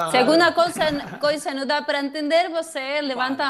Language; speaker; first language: Portuguese; non-native, learner; Spanish